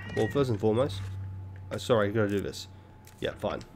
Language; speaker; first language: English; native; English